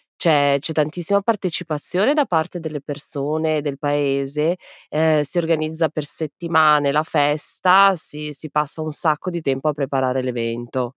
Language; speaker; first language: Italian; native; Italian